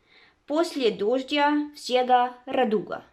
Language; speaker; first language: Russian; non-native, learner; Slovenian